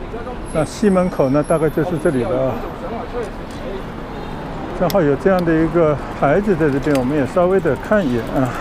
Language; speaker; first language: Chinese; non-native, local second language; Cantonese